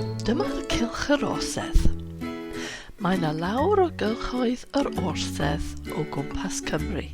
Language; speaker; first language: Welsh; non-native, fluent; English